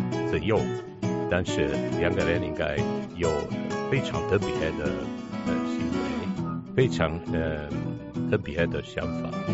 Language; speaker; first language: Chinese; non-native, learner; Italian